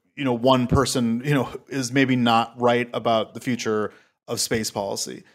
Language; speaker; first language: English; native; English